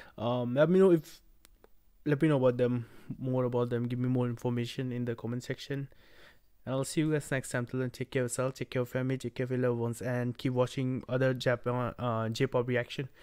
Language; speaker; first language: English; non-native, local second language; Hindi